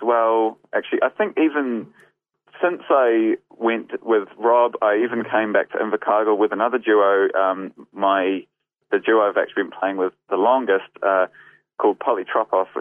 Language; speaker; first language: English; native; English